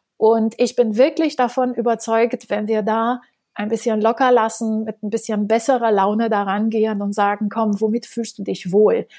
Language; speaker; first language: German; non-native, fluent; Romanian